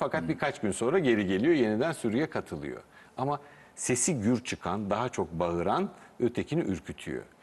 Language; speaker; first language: Turkish; native; Turkish